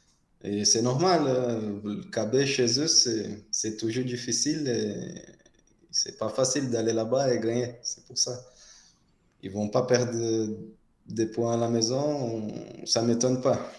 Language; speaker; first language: French; non-native, fluent; Portuguese